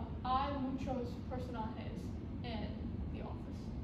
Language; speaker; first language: Spanish; non-native, learner; English